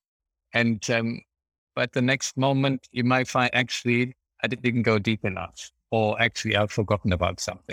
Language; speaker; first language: English; non-native, fluent; German